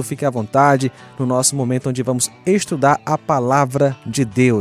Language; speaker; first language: Portuguese; native; Portuguese